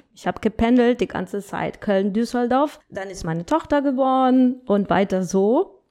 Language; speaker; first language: German; non-native, fluent; Spanish